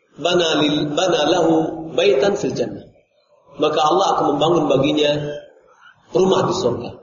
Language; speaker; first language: Indonesian; non-native, local second language; Minangkabau